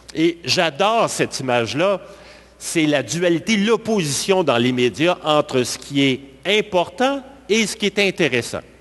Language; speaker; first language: French; native; French